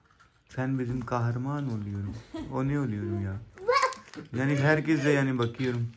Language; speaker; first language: Turkish; non-native, learner; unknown